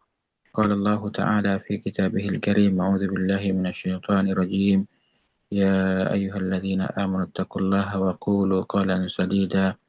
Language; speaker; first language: Arabic; non-native, fluent; Indonesian